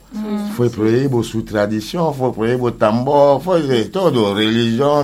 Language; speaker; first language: Spanish; non-native, learner; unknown